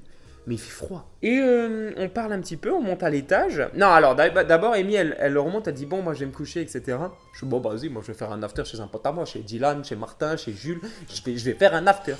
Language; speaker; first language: French; native; French